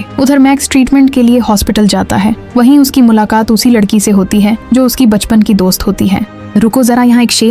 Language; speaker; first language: Hindi; native; Hindi